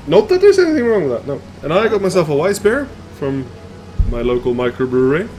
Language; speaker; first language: English; non-native, fluent; Norwegian